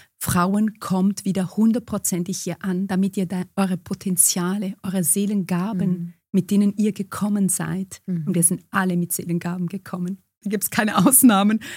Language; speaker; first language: German; early bilingual, other home language; Romanian